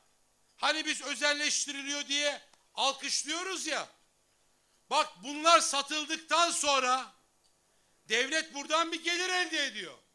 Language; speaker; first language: Turkish; native; Turkish